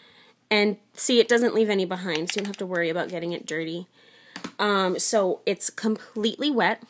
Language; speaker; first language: English; native; English